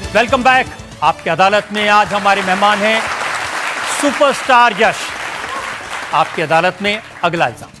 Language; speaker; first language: Hindi; native; Hindi